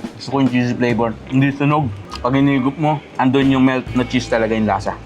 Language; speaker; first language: Filipino; native; Filipino